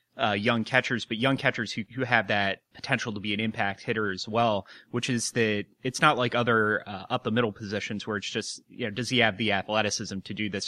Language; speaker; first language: English; native; English